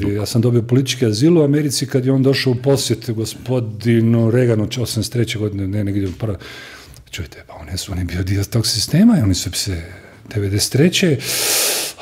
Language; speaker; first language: Croatian; native; Croatian